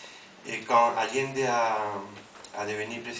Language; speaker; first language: French; non-native, fluent; Spanish